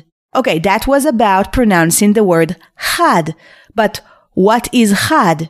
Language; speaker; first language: English; non-native, fluent; Hebrew